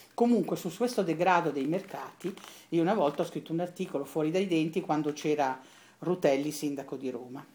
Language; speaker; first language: Italian; native; Italian